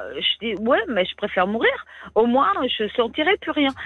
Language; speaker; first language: French; native; French